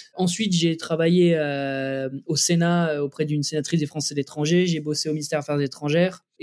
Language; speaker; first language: French; native; French